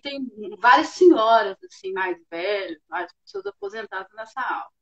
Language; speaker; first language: Portuguese; native; Portuguese